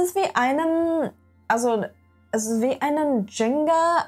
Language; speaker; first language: German; non-native, learner; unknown